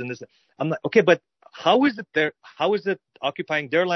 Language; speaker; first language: English; native; English